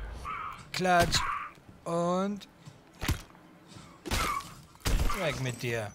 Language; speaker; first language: German; native; German